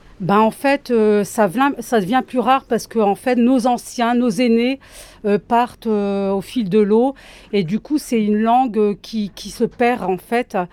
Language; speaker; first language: French; native; French